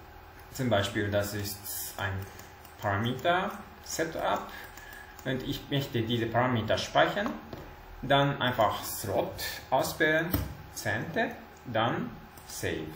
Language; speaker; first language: German; non-native, learner; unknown